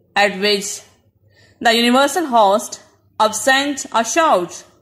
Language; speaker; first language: English; non-native, local second language; Urdu